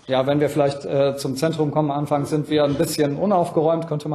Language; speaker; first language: German; native; German